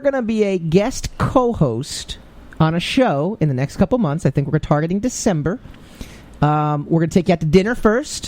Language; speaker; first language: English; native; English